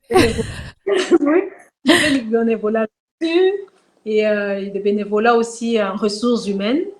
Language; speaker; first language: French; non-native, local second language; Kongo